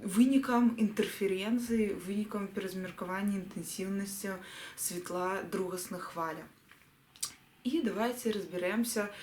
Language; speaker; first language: Belarusian; non-native, local second language; Russian